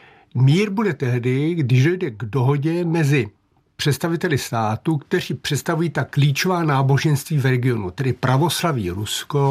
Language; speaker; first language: Czech; native; Czech